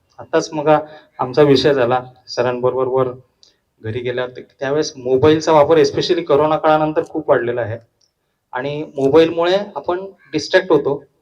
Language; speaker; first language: Marathi; non-native, local second language; Hindi